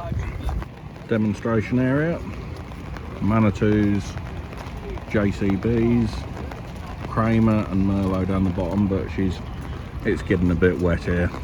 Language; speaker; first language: English; native; English